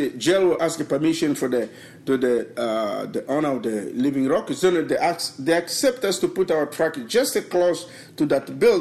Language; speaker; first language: English; non-native, learner; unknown